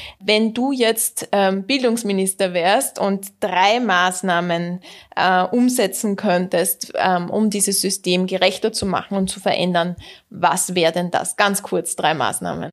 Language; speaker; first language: German; native; German